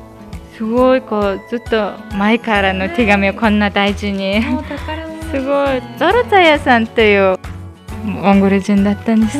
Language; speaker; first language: Japanese; non-native, fluent; Mongolian